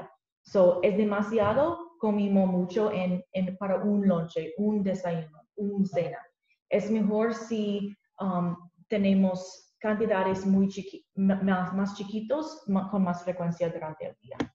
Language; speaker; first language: Spanish; non-native, learner; English